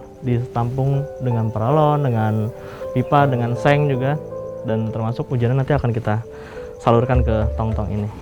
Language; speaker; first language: Indonesian; native; Indonesian